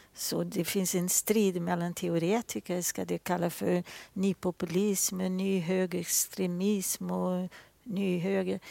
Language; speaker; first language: Swedish; non-native, fluent; Portuguese